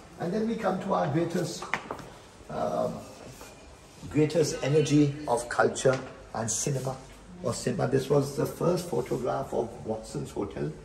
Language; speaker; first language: English; non-native, local second language; Hindi